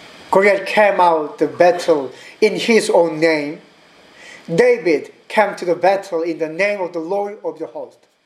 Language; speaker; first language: English; non-native, learner; Korean